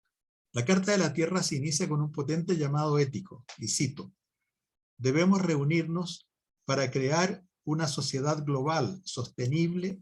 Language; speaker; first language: Spanish; native; Spanish